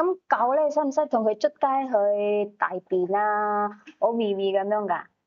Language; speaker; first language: Cantonese; native; Cantonese